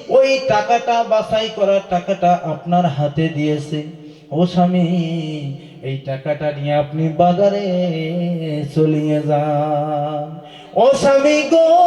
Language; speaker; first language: Bangla; native; Bangla